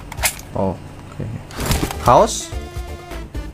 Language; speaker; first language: English; non-native, learner; Indonesian